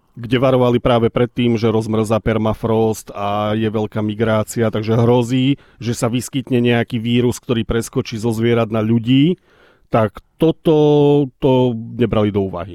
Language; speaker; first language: Slovak; native; Slovak